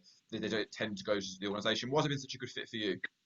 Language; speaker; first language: English; native; English